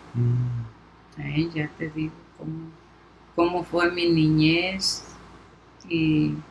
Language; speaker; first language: Spanish; native; Spanish